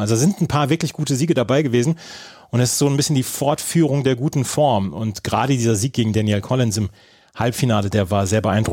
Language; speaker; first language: German; native; German